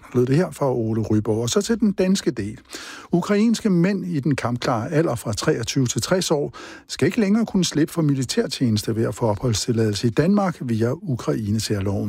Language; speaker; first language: Danish; native; Danish